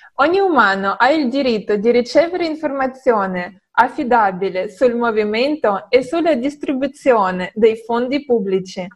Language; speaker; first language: Italian; non-native, fluent; Russian